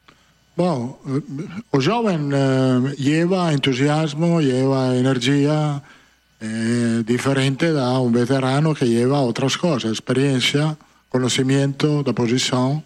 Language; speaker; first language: Portuguese; non-native, fluent; Italian